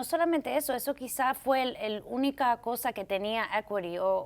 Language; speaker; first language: Spanish; early bilingual, heritage; Spanish